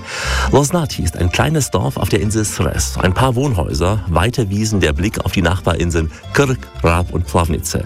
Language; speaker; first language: German; native; German